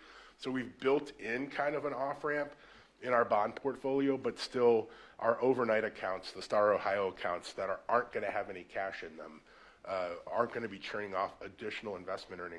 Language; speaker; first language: English; native; English